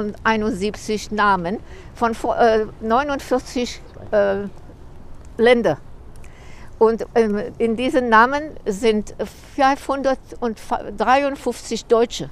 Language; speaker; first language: German; early bilingual, heritage; German